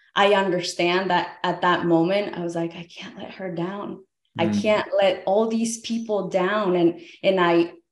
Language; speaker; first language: English; early bilingual, other home language; Spanish